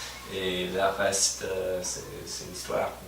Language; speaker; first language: French; non-native, fluent; English